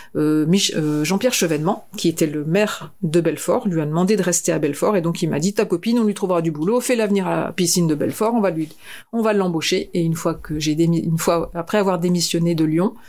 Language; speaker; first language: French; native; French